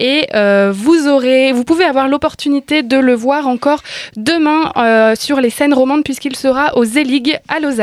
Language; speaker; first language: French; native; French